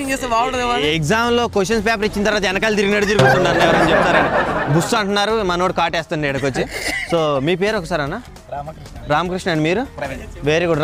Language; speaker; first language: Telugu; native; Telugu